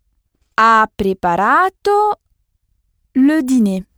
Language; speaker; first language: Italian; non-native, fluent; French